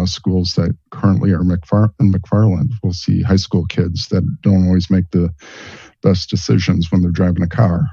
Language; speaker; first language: English; native; English